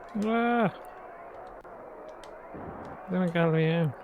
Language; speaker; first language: Welsh; native; Welsh